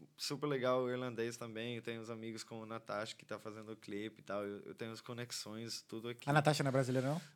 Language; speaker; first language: Portuguese; non-native, fluent; English